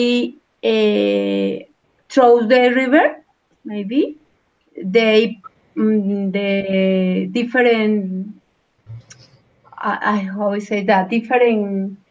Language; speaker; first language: English; non-native, learner; Spanish